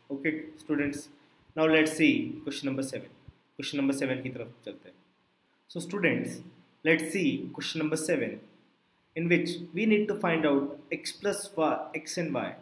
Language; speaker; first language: English; non-native, local second language; Hindi